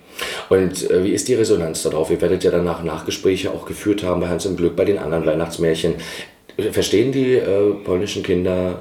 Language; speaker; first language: German; native; German